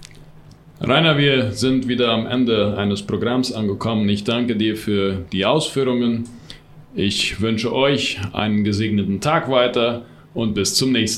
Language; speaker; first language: German; non-native, local second language; Plautdietsch